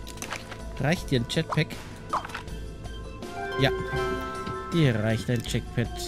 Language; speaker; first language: German; native; German